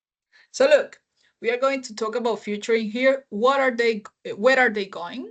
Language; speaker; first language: English; non-native, fluent; Spanish